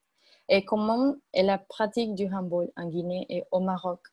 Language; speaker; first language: French; non-native, learner; Spanish